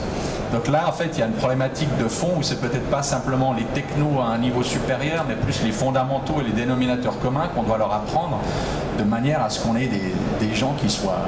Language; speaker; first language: French; native; French